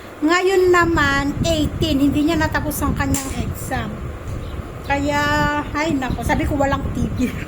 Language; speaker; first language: Filipino; native; Filipino